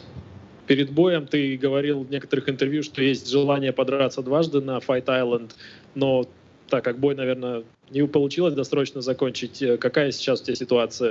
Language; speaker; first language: Russian; native; Russian